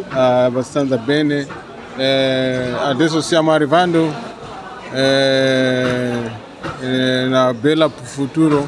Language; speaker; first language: Italian; non-native, learner; Shona